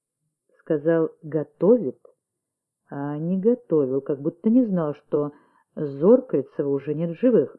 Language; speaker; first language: Russian; native; Russian